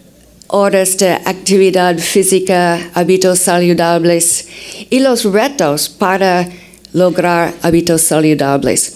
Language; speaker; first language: Spanish; non-native, fluent; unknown